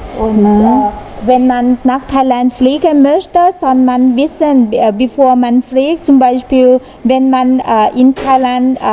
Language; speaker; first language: German; non-native, learner; Thai